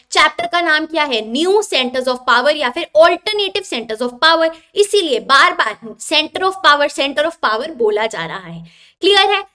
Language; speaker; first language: Hindi; native; Hindi